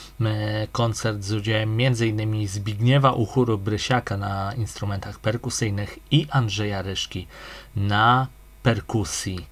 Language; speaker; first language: Polish; native; Polish